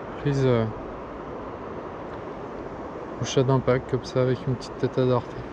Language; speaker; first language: French; native; French